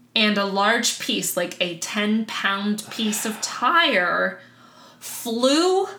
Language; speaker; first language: English; native; English